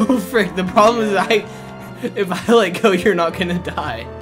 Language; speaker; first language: English; native; English